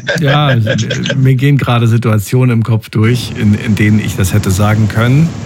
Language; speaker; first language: German; native; German